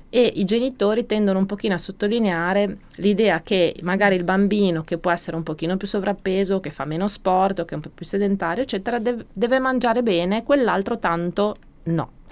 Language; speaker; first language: Italian; native; Italian